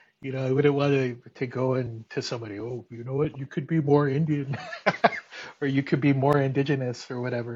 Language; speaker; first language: English; native; English